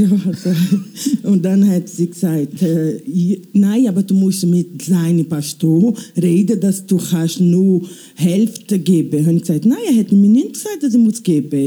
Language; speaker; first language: German; non-native, learner; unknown